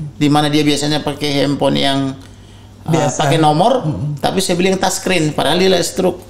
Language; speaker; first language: Indonesian; non-native, local second language; Batak Toba